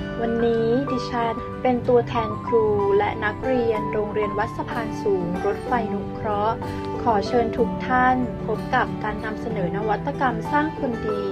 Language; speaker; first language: Thai; native; Thai